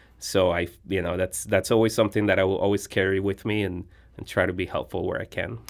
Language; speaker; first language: English; non-native, fluent; Spanish